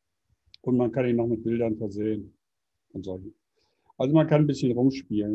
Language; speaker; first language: German; native; German